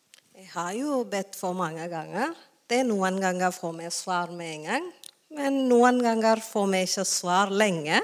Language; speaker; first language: Norwegian; non-native, learner; Tamil